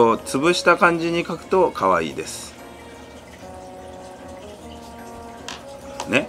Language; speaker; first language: Japanese; native; Japanese